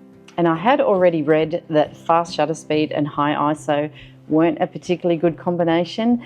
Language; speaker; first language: English; native; English